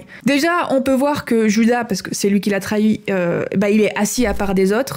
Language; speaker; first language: French; native; French